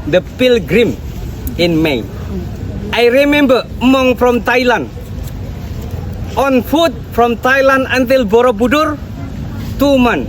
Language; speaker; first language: English; non-native, learner; Indonesian